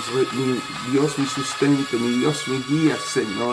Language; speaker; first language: Spanish; native; Spanish